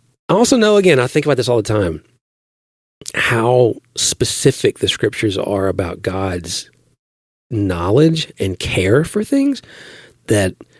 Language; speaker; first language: English; native; English